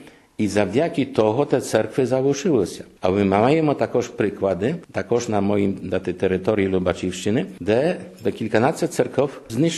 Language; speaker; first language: Ukrainian; non-native, fluent; Polish